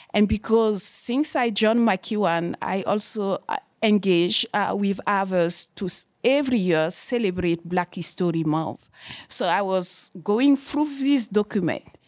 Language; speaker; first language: English; non-native, fluent; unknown